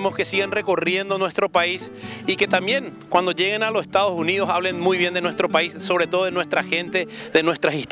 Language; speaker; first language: Spanish; native; Spanish